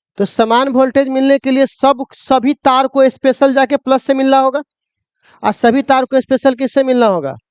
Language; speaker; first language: Hindi; native; Hindi